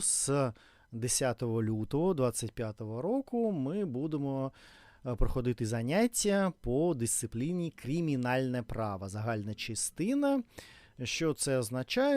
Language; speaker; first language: Ukrainian; non-native, fluent; Russian